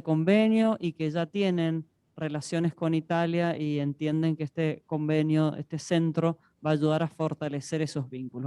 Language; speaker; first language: Spanish; native; Spanish